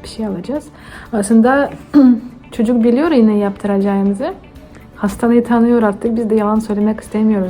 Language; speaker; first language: Turkish; non-native, learner; Russian